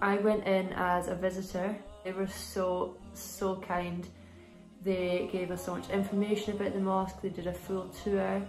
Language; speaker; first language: English; native; English